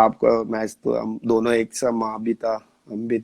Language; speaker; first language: Hindi; non-native, local second language; Malayalam